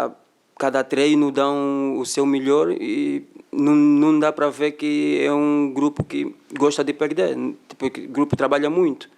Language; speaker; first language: Portuguese; non-native, fluent; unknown